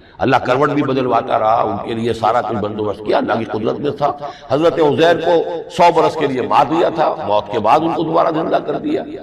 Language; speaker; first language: Urdu; native; Urdu